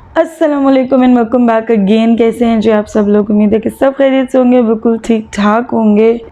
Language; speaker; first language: Urdu; native; Urdu